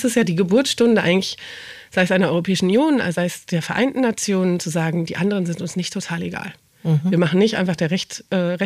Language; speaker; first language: German; native; German